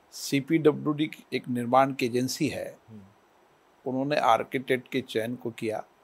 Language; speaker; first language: Hindi; native; Hindi